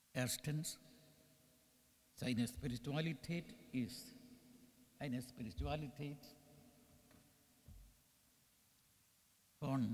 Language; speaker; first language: German; non-native, learner; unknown